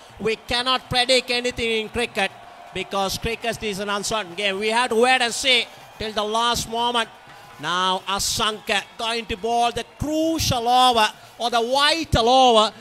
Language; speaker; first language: English; non-native, local second language; Sinhala